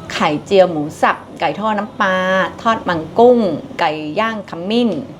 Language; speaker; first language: Thai; non-native, fluent; Japanese